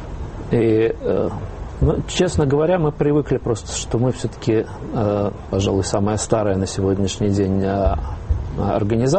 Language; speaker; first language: Russian; native; Russian